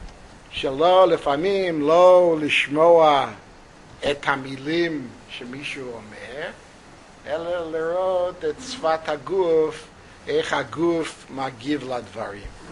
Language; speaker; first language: Hebrew; non-native, fluent; English